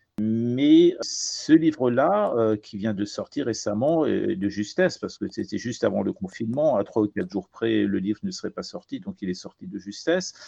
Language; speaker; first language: French; early bilingual, other home language; Persian